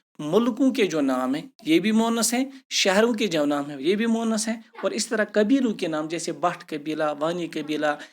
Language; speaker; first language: Urdu; non-native, local second language; Kashmiri